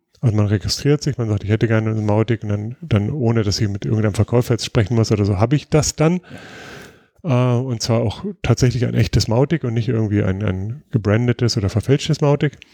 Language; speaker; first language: German; native; German